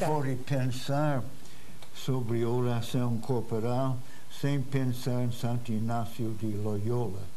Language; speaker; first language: Portuguese; non-native, fluent; English